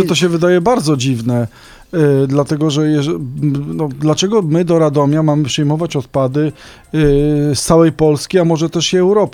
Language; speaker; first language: Polish; native; Polish